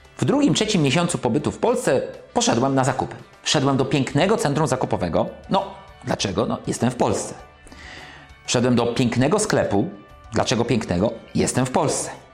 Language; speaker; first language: Polish; native; Polish